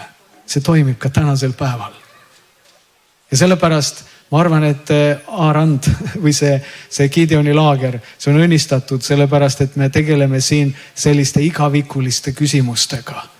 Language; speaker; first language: Estonian; native; Estonian